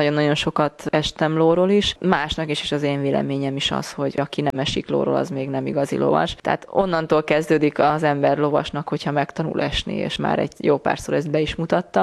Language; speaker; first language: Hungarian; native; Hungarian